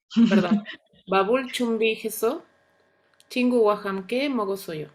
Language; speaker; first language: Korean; non-native, learner; Spanish